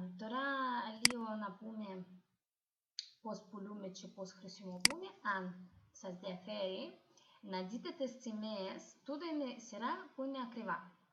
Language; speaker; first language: Greek; non-native, learner; Russian